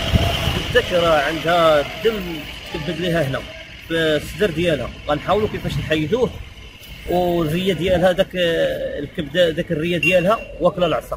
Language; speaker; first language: Arabic; native; Arabic